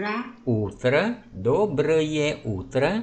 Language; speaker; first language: Russian; non-native, fluent; Vietnamese